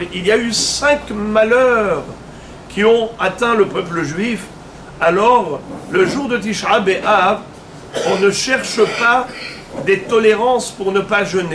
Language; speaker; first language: French; native; French